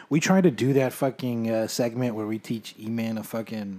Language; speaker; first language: English; early bilingual, other home language; Spanish